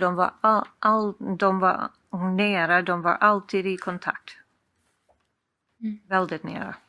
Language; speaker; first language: Swedish; non-native, fluent; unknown